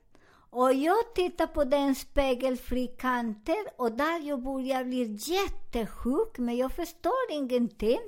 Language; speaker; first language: Swedish; non-native, learner; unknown